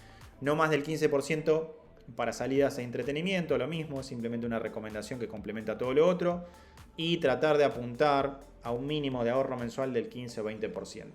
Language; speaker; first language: Spanish; native; Spanish